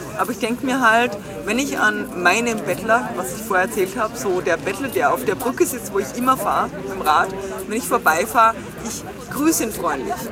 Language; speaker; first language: German; native; German